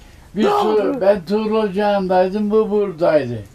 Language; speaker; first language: Turkish; native; Turkish